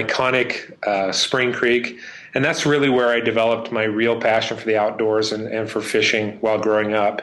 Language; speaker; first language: English; native; English